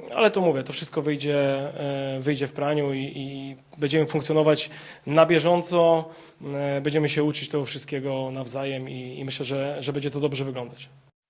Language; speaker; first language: Polish; native; Polish